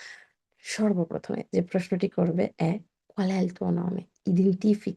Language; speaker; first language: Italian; non-native, fluent; Bangla